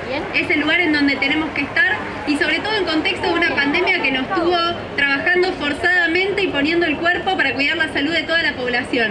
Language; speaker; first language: Spanish; native; Spanish